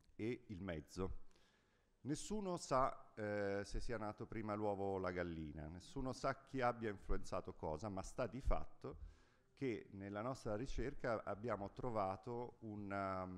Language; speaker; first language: Italian; native; Italian